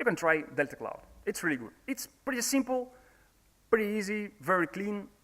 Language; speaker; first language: English; non-native, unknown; Russian